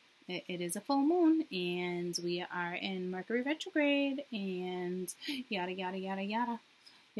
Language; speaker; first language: English; native; English